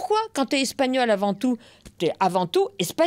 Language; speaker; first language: French; native; French